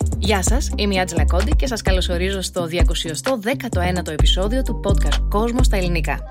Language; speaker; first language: Greek; early bilingual, heritage; Greek